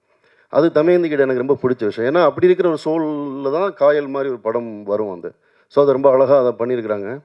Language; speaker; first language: Tamil; native; Tamil